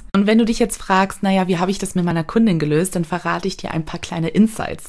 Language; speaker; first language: German; native; German